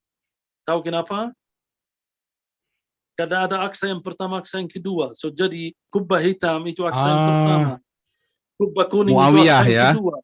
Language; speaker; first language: Indonesian; non-native, fluent; Arabic